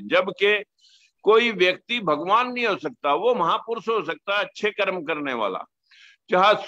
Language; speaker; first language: Hindi; native; Hindi